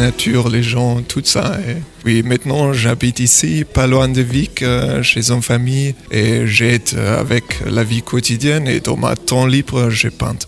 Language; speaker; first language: French; non-native, learner; German